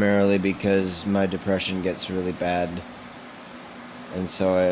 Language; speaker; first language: English; native; English